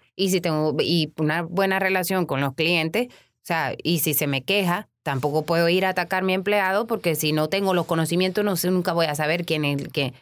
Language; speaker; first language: Spanish; native; Spanish